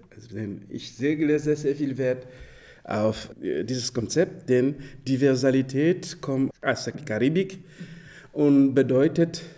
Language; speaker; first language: German; non-native, fluent; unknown